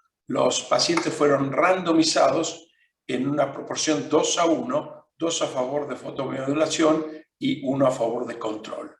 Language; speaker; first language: Spanish; non-native, fluent; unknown